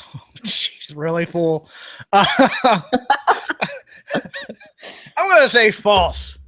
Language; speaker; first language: English; native; English